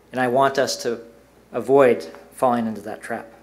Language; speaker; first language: English; native; English